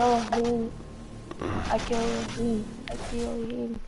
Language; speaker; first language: English; non-native, learner; Slovak